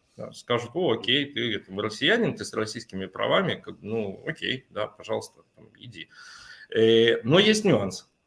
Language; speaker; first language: Russian; native; Russian